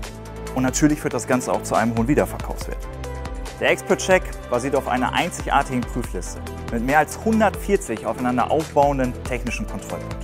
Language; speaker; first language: German; native; German